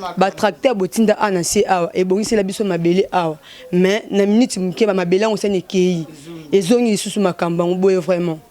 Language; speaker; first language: Lingala; native; Lingala